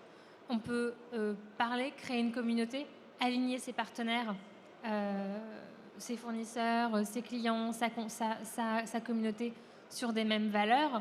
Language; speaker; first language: French; native; French